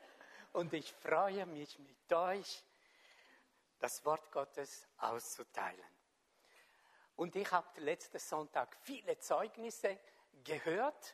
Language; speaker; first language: German; non-native, fluent; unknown